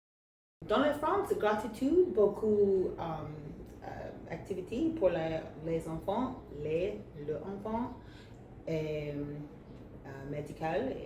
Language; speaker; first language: French; non-native, learner; English